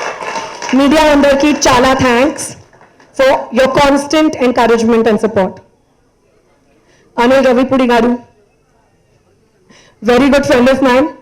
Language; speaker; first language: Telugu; non-native, learner; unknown